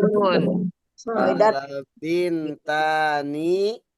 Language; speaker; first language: Arabic; non-native, fluent; Indonesian